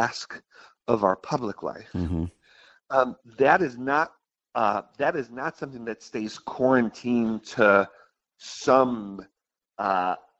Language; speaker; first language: English; native; English